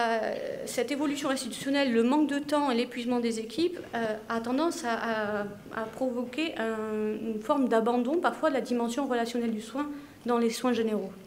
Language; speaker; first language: French; native; French